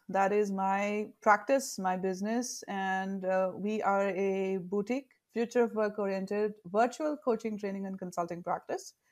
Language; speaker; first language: English; non-native, local second language; Tamil